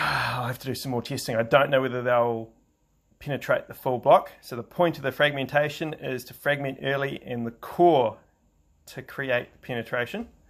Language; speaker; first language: English; native; English